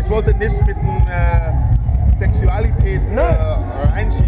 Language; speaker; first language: German; non-native, fluent; English